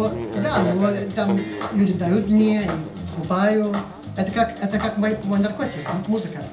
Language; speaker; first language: Russian; early bilingual, heritage; English